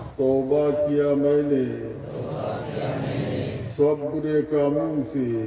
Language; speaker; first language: Urdu; non-native, local second language; Bangla